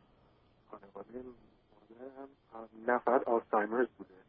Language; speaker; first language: Persian; early bilingual, heritage; Persian